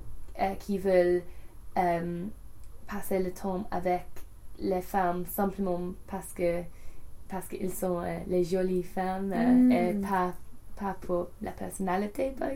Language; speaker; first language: French; non-native, learner; English